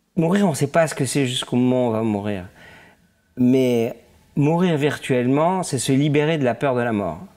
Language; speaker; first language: French; native; French